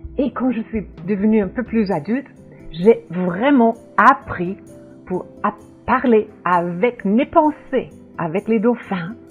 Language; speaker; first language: French; non-native, learner; German